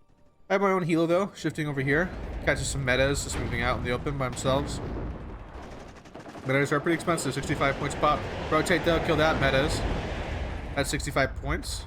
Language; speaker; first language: English; native; English